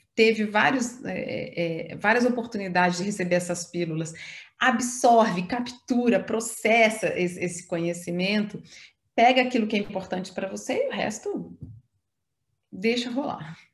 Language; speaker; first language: Portuguese; native; Portuguese